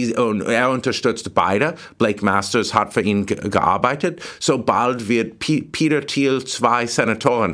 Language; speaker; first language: German; non-native, fluent; English